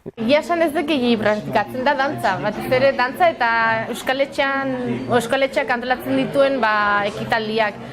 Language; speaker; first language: Basque; native; Basque